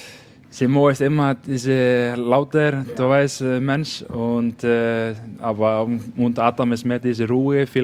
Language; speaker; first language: German; non-native, learner; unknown